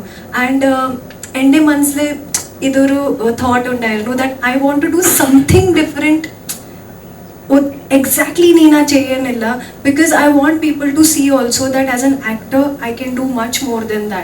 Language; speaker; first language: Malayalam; non-native, learner; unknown